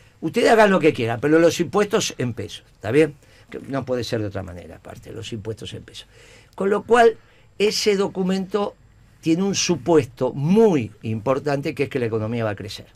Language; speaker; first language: Spanish; native; Spanish